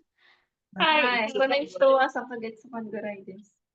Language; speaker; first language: Japanese; non-native, learner; Filipino